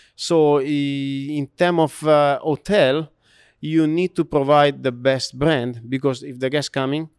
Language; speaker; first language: English; non-native, learner; Italian